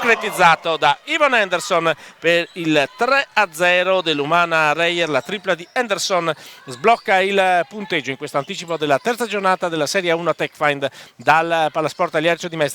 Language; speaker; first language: Italian; native; Italian